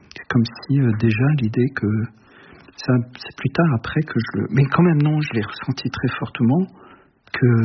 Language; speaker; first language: French; early bilingual, other home language; Arabic